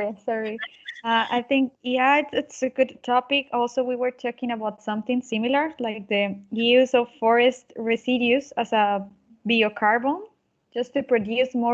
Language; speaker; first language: English; non-native, fluent; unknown